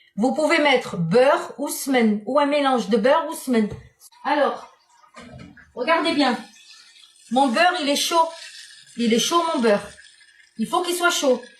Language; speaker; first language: French; non-native, local second language; Arabic